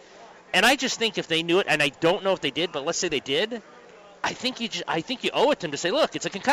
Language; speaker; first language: English; native; English